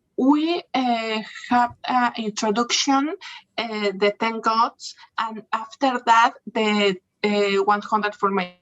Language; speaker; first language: English; non-native, learner; Spanish